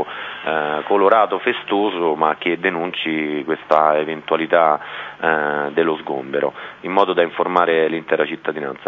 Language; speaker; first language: Italian; native; Italian